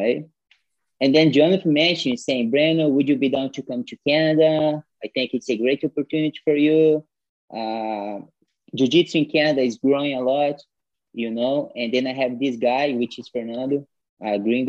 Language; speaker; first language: English; non-native, fluent; Portuguese